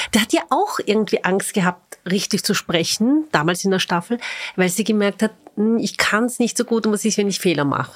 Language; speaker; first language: German; native; German